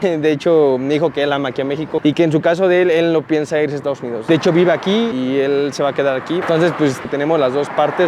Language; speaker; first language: Spanish; native; Spanish